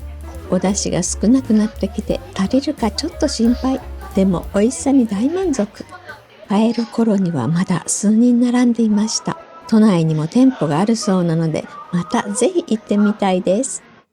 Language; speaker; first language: Japanese; native; Japanese